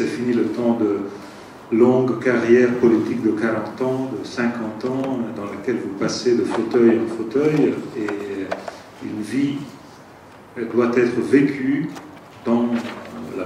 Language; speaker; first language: French; non-native, fluent; Italian